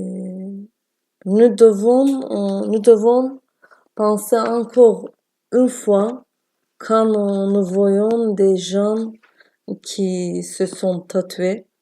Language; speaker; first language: French; non-native, learner; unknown